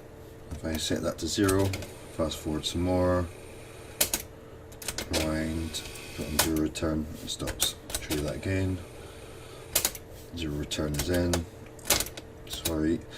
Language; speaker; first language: English; native; English